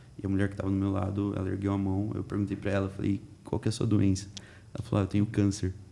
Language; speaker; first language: Portuguese; early bilingual, heritage; Portuguese